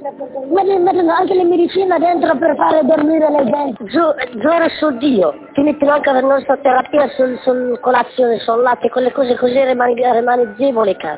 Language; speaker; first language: Italian; non-native, learner; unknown